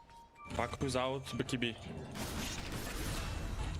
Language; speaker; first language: English; non-native, learner; Russian